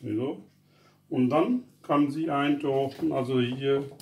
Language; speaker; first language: German; non-native, learner; Urdu